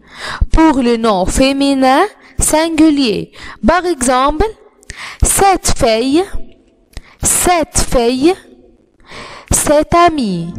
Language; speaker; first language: French; non-native, fluent; Arabic